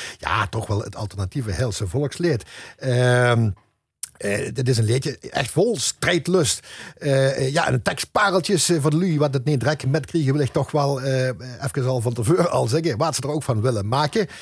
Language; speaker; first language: Dutch; non-native, local second language; Limburgish